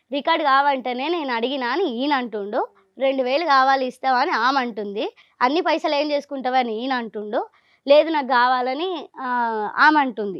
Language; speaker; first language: Telugu; native; Telugu